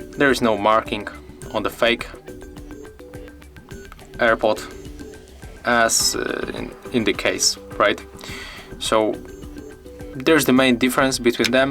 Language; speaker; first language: English; non-native, fluent; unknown